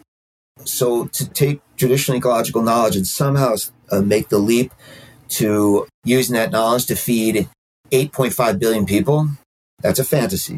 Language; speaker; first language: English; native; English